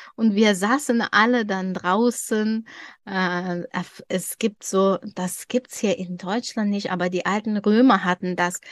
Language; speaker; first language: German; non-native, fluent; Tajik